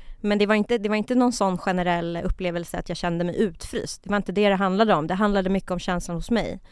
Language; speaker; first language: Swedish; early bilingual, other home language; Kurdish